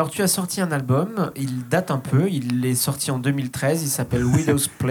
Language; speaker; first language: French; native; French